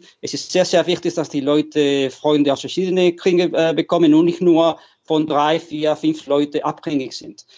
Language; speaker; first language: German; non-native, fluent; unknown